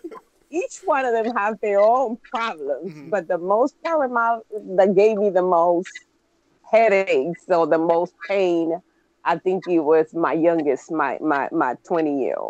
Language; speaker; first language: English; early bilingual, other home language; Spanish